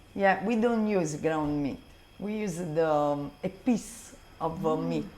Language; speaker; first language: English; non-native, learner; Italian